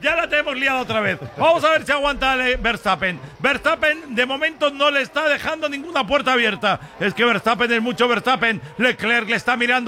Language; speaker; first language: Spanish; native; Spanish